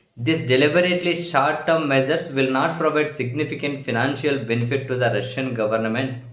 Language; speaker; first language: English; non-native, local second language; Telugu